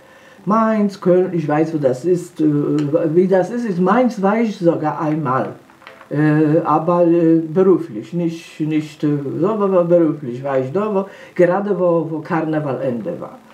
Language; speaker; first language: German; non-native, fluent; Polish